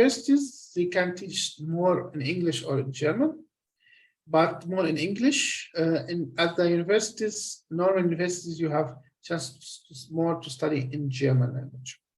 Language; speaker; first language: English; non-native, fluent; Arabic